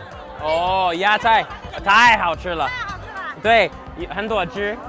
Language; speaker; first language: Chinese; non-native, learner; English